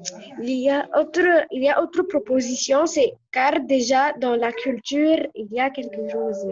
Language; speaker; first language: French; non-native, learner; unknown